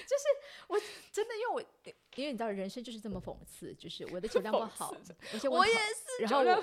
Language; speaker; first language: Chinese; native; Chinese